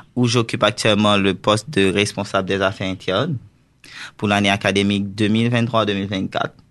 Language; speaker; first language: French; non-native, local second language; Haitian Creole